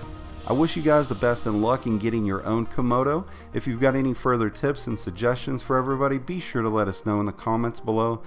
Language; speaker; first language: English; native; English